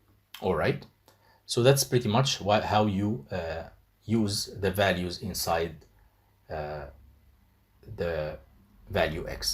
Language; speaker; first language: English; non-native, fluent; Arabic